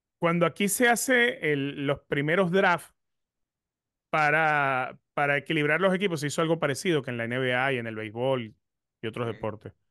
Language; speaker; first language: Spanish; native; Spanish